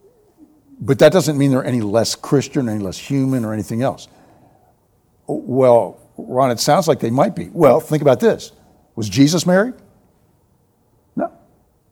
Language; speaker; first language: English; native; English